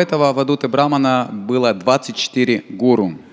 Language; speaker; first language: Russian; native; Russian